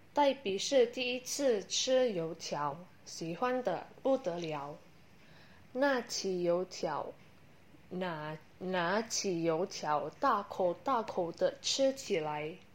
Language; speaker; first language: Chinese; non-native, learner; Indonesian